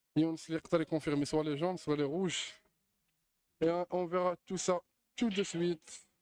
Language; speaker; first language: French; non-native, local second language; Arabic